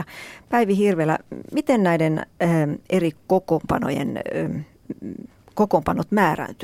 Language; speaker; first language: Finnish; native; Finnish